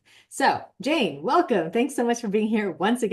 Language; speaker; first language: English; native; English